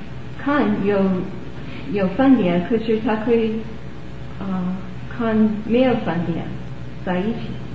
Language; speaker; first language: Chinese; non-native, learner; English